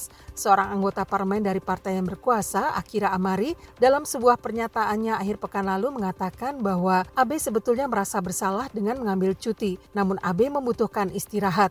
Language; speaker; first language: Indonesian; native; Indonesian